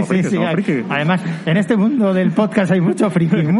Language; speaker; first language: Spanish; native; Spanish